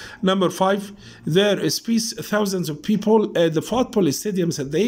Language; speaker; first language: English; non-native, fluent; Arabic